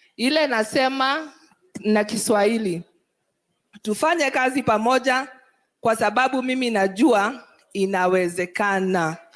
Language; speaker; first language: Swahili; non-native, local second language; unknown